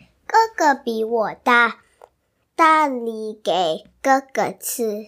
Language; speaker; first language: Chinese; early bilingual, heritage; Chinese